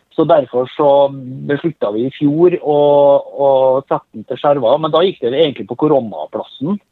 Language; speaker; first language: Norwegian; native; Norwegian